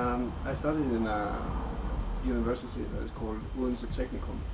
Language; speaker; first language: English; non-native, fluent; Danish